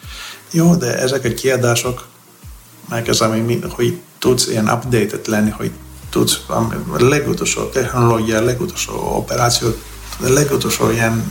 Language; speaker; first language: Hungarian; non-native, fluent; Greek